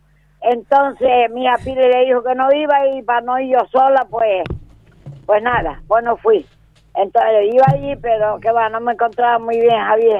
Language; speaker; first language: Spanish; native; Spanish